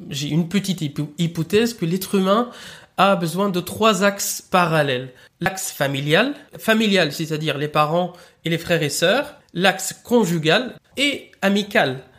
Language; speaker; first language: French; non-native, fluent; Arabic